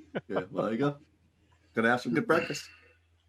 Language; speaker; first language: English; native; English